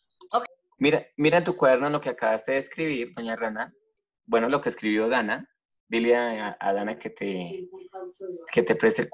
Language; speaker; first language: Spanish; native; Spanish